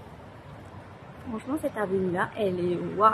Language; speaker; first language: French; non-native, local second language; Morisyen